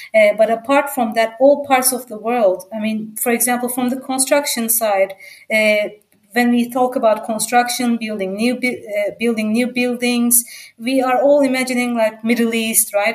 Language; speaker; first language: English; non-native, fluent; Turkish